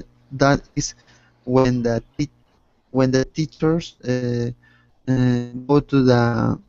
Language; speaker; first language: English; non-native, learner; Spanish